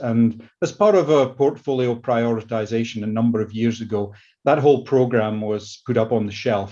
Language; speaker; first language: English; native; English